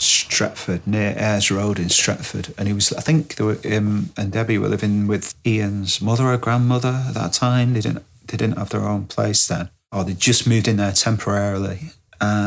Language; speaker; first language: English; native; English